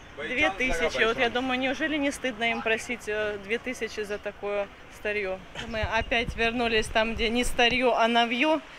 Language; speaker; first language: Russian; native; Russian